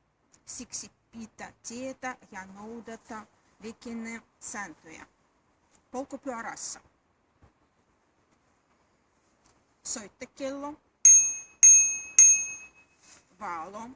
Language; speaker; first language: Finnish; non-native, learner; Russian